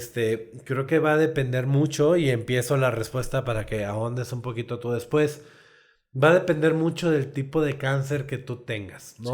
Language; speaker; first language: Spanish; native; Spanish